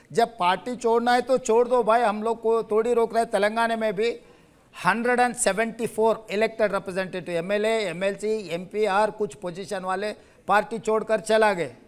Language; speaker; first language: Hindi; non-native, local second language; Telugu